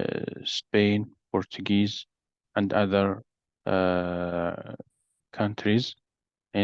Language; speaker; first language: English; non-native, learner; Arabic